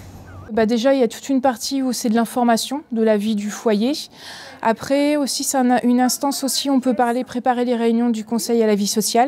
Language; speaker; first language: French; native; French